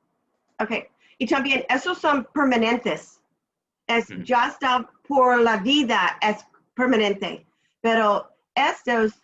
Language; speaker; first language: Spanish; non-native, learner; English